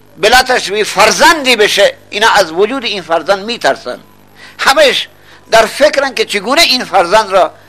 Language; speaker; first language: Persian; non-native, local second language; Baluchi